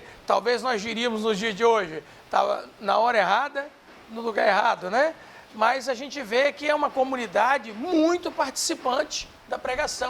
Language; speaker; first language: Portuguese; native; Portuguese